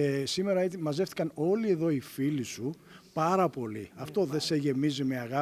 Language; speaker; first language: Greek; native; Greek